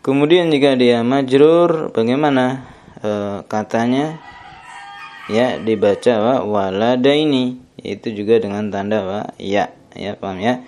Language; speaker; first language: Indonesian; native; Indonesian